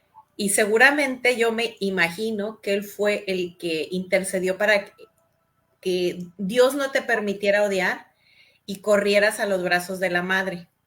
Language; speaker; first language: Spanish; native; Spanish